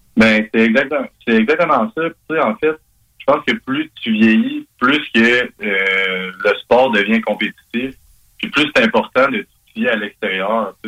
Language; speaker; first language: French; native; French